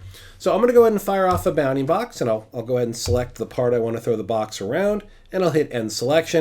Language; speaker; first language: English; native; English